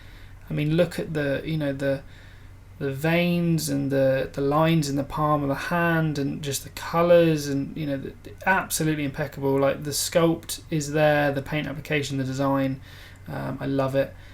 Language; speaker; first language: English; native; English